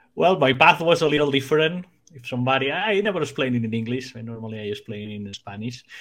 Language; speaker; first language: English; non-native, fluent; Spanish